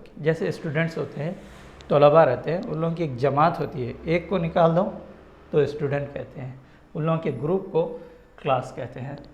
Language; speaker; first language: Urdu; native; Urdu